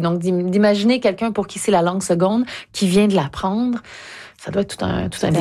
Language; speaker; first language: French; native; French